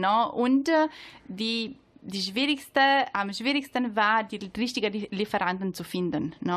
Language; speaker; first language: German; non-native, learner; Italian